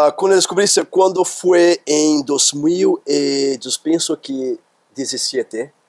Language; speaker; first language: Spanish; non-native, learner; Portuguese